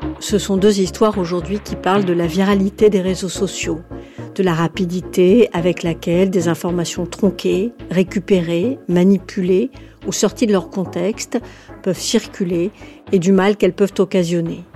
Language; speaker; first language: French; native; French